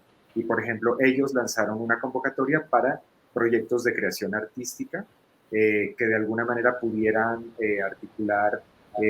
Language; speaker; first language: Spanish; native; Spanish